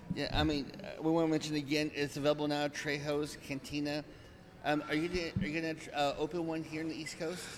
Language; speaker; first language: English; native; English